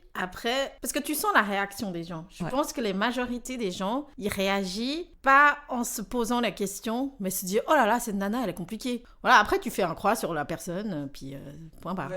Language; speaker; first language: French; non-native, fluent; Chinese